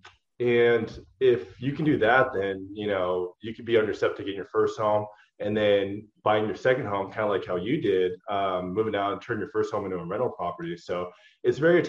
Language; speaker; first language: English; native; English